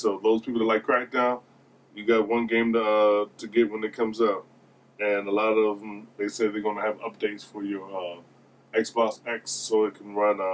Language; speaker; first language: English; native; English